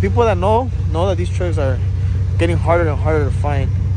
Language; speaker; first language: English; early bilingual, other home language; Spanish